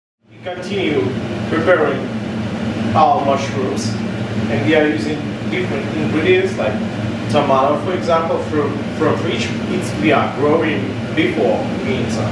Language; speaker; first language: English; non-native, learner; Ukrainian